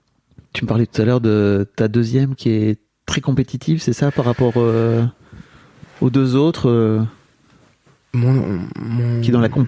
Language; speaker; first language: French; native; French